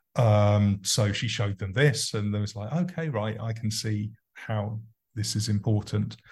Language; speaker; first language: English; native; English